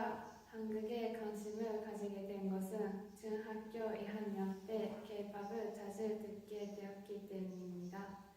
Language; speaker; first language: Korean; non-native, fluent; Japanese